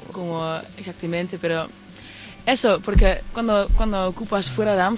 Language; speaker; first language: Spanish; non-native, fluent; Dutch